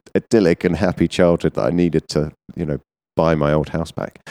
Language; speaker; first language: English; native; English